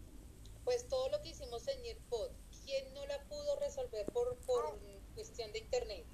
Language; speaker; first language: Spanish; native; Spanish